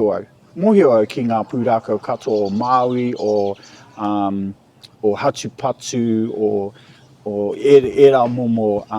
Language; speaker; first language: Māori; non-native, local second language; English